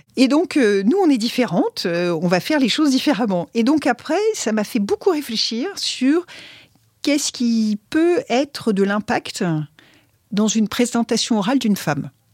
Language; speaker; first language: French; native; French